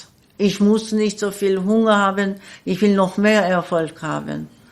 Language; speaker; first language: German; non-native, learner; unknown